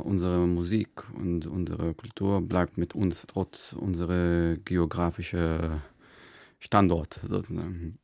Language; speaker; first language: German; non-native, fluent; Arabic